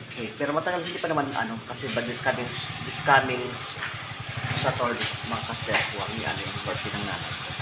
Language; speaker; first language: Filipino; native; Filipino